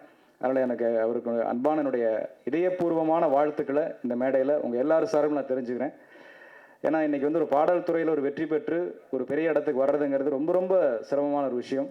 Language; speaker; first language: Tamil; native; Tamil